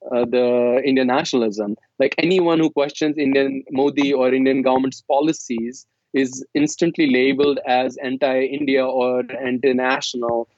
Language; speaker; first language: English; non-native, local second language; Kashmiri